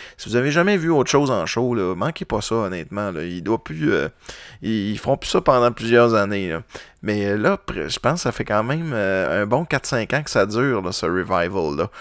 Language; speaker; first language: French; native; French